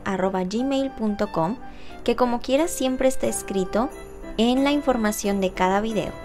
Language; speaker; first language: Spanish; native; Spanish